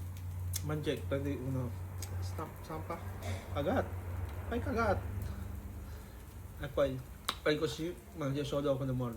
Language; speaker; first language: Italian; non-native, fluent; Filipino